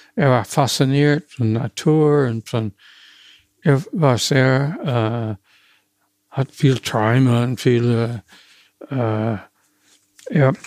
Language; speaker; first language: German; non-native, fluent; English